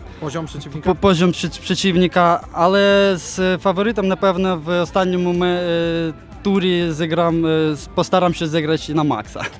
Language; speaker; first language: Polish; non-native, learner; Ukrainian